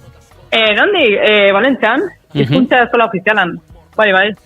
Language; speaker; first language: Basque; non-native, local second language; Spanish